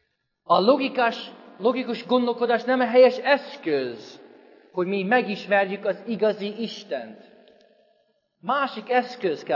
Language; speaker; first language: Hungarian; non-native, fluent; English